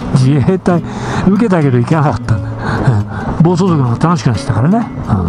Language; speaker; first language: Japanese; native; Japanese